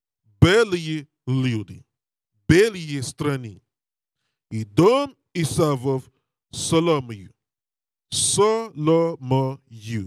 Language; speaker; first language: Russian; non-native, learner; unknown